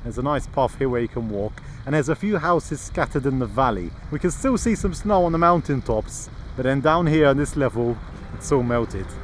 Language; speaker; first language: English; native; English